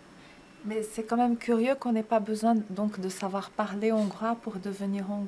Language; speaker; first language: French; non-native, fluent; Portuguese